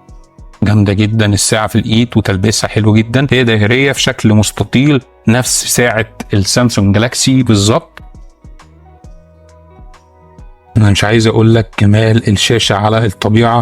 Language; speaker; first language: Arabic; native; Arabic